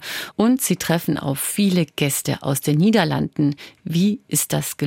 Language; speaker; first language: German; native; German